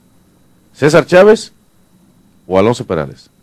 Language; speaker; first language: Spanish; native; Spanish